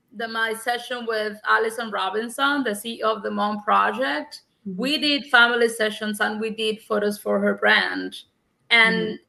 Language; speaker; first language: English; non-native, fluent; Spanish